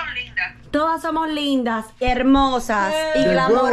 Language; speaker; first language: Spanish; native; Spanish